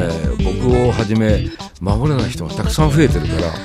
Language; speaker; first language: Japanese; native; Japanese